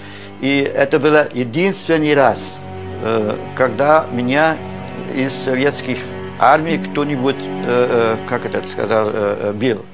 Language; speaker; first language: Russian; non-native, learner; German